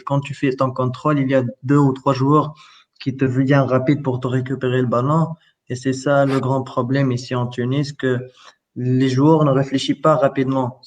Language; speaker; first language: French; non-native, local second language; Arabic